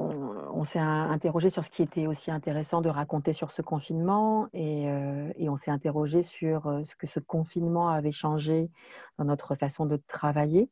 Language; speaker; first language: French; native; French